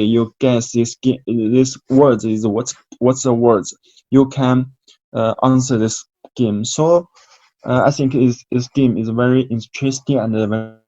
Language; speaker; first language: English; non-native, learner; Chinese